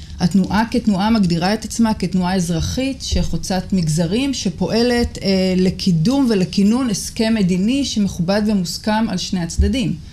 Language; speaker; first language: Hebrew; native; Hebrew